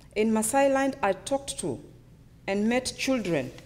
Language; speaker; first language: English; non-native, local second language; Luyia